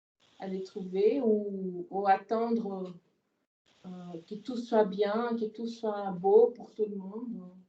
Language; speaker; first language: French; non-native, fluent; Portuguese